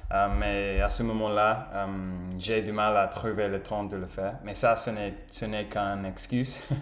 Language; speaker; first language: French; non-native, learner; English